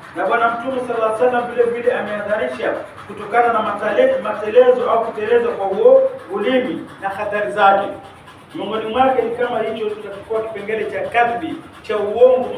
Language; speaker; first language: Swahili; native; Swahili